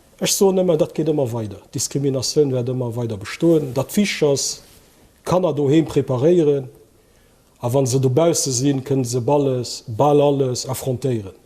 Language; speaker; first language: Luxembourgish; early bilingual, other home language; Kabuverdianu